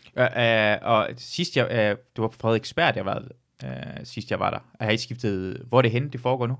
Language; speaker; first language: Danish; early bilingual, other home language; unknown